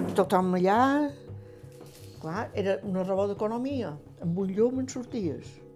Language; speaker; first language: Catalan; native; Catalan